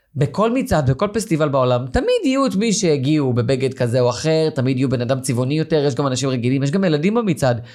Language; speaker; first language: Hebrew; native; Hebrew